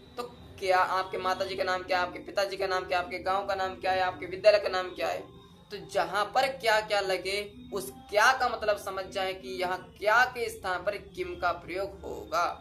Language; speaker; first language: Hindi; native; Hindi